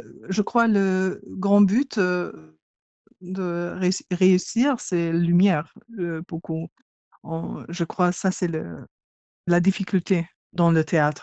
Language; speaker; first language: French; non-native, fluent; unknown